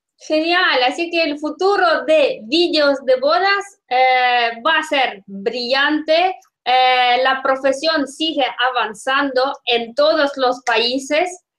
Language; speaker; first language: Spanish; non-native, fluent; Russian